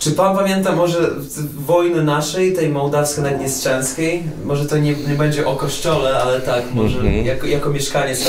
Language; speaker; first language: Polish; non-native, learner; Russian